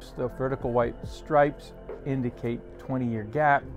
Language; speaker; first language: English; native; English